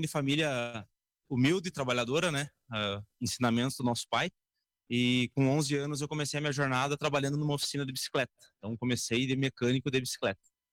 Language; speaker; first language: Portuguese; native; Portuguese